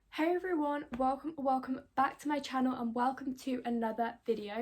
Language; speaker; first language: English; native; English